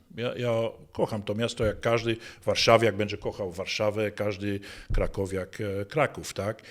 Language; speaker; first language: Polish; non-native, fluent; Dutch